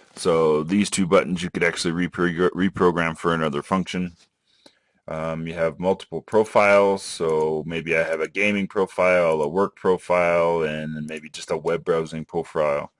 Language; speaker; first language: English; native; English